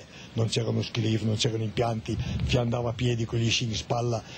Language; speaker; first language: Italian; native; Italian